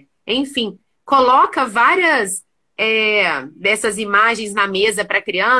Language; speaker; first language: Portuguese; native; Portuguese